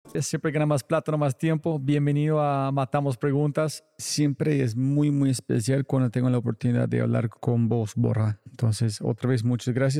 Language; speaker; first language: Spanish; non-native, fluent; English